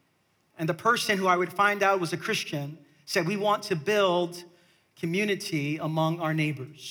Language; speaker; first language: English; native; English